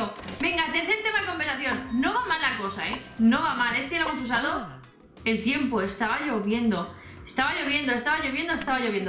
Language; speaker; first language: Spanish; native; Spanish